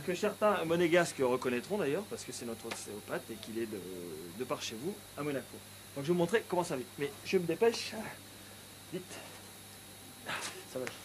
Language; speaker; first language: French; native; French